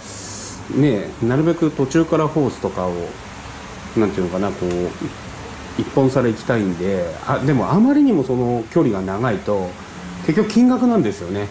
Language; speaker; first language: Japanese; native; Japanese